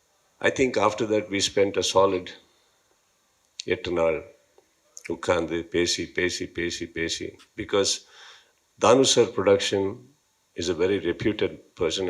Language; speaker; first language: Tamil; non-native, learner; Kannada